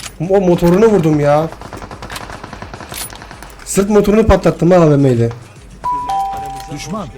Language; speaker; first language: Turkish; native; Turkish